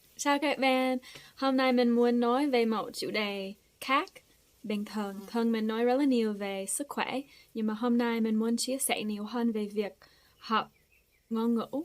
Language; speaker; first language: Vietnamese; non-native, fluent; English